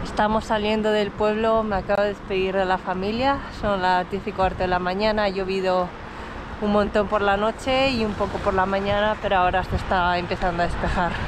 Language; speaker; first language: Spanish; early bilingual, other home language; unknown